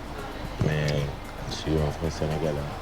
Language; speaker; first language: French; non-native, local second language; Wolof